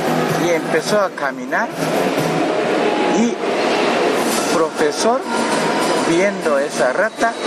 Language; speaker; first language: Spanish; non-native, fluent; Japanese